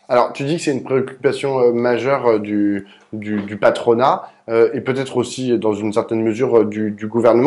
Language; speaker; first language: French; native; French